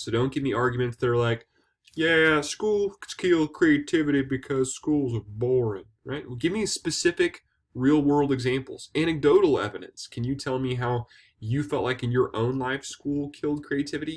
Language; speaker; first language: English; native; English